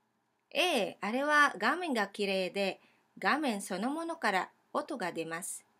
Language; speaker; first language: Japanese; non-native, fluent; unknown